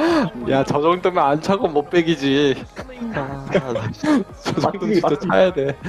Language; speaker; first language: Korean; native; Korean